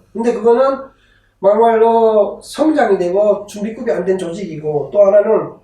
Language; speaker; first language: Korean; native; Korean